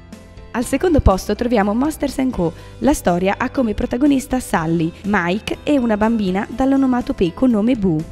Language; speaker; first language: Italian; native; Italian